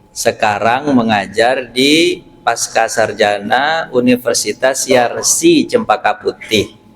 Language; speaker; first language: Indonesian; non-native, local second language; Minangkabau